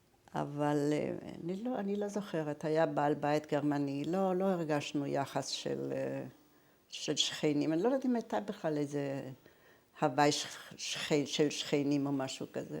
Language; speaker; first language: Hebrew; early bilingual, other home language; German